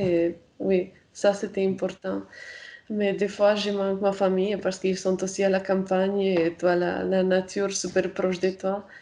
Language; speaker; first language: French; non-native, fluent; Romanian